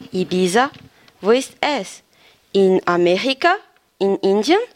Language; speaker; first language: German; non-native, learner; French